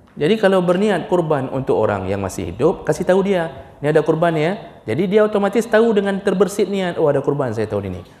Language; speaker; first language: Malay; non-native, local second language; Achinese